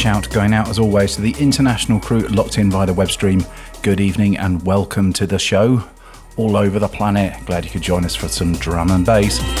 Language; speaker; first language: English; native; English